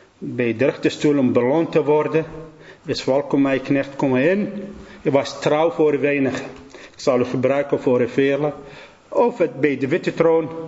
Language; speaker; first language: Dutch; non-native, fluent; Assyrian Neo-Aramaic